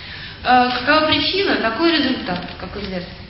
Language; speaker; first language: Russian; native; Russian